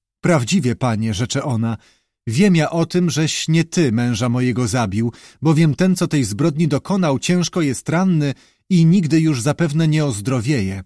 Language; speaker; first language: Polish; native; Polish